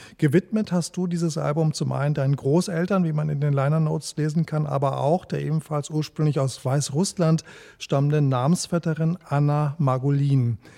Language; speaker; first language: German; native; German